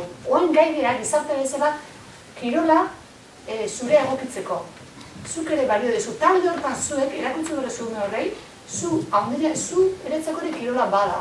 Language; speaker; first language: Basque; native; Basque